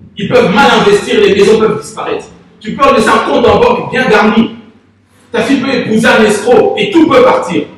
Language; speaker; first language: French; non-native, local second language; Lingala